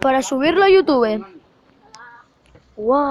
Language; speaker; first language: Spanish; native; Spanish